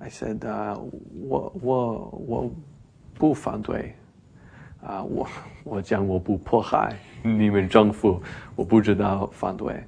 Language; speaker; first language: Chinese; non-native, learner; English